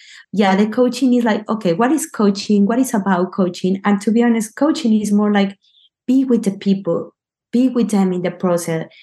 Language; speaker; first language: English; non-native, learner; Spanish